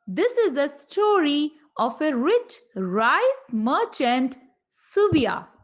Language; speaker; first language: English; non-native, local second language; Punjabi